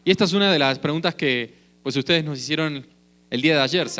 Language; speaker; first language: Spanish; native; Spanish